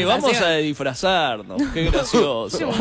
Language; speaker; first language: Spanish; native; Spanish